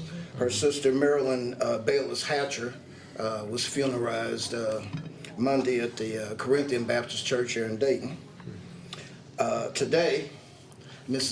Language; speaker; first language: English; native; English